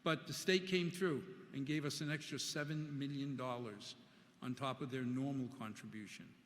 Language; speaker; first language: English; early bilingual, other home language; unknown